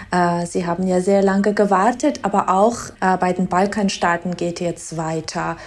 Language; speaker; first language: German; non-native, fluent; Georgian